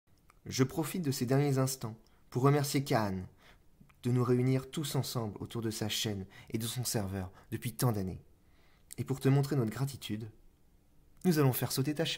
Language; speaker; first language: French; native; French